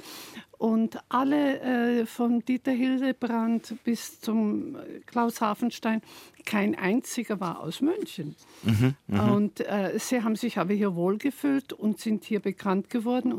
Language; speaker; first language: German; native; German